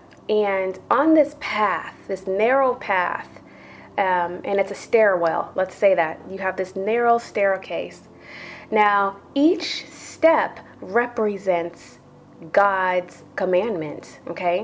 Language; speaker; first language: English; native; English